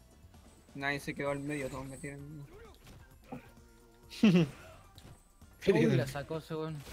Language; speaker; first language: Spanish; native; Spanish